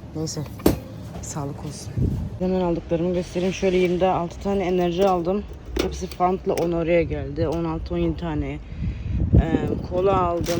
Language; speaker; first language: Turkish; early bilingual, heritage; Turkish